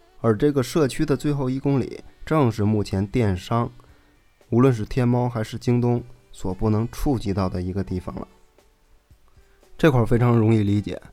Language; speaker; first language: Chinese; native; Chinese